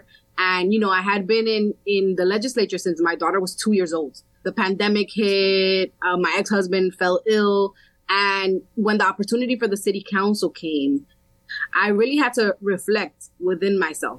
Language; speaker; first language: English; early bilingual, other home language; Spanish